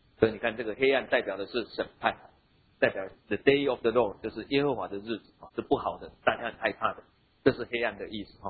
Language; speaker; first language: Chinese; native; Chinese